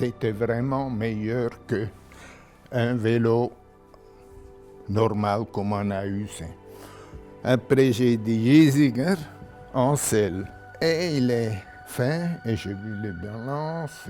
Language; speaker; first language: French; non-native, local second language; German